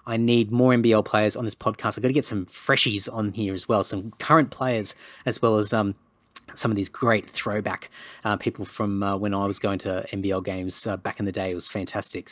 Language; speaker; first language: English; native; English